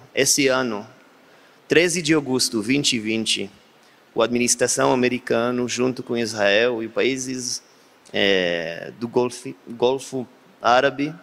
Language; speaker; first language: Portuguese; non-native, fluent; Hebrew